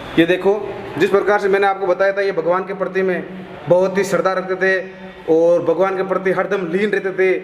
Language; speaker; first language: Hindi; native; Hindi